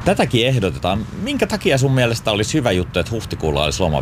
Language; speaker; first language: Finnish; native; Finnish